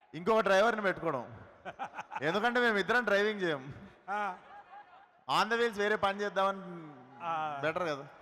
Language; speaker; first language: Telugu; native; Telugu